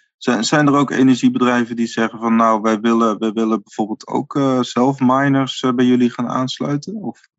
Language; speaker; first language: Dutch; native; Dutch